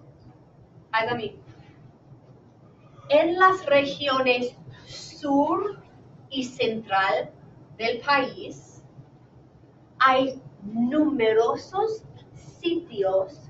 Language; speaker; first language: Spanish; non-native, fluent; English